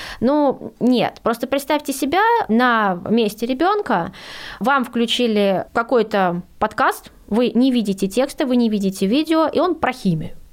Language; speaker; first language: Russian; early bilingual, heritage; Russian